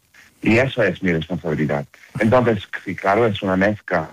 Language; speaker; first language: Spanish; non-native, learner; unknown